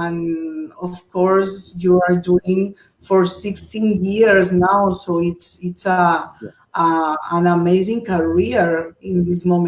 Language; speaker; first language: English; non-native, fluent; Portuguese